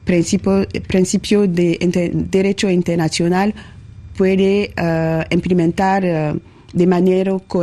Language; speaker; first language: Spanish; non-native, learner; French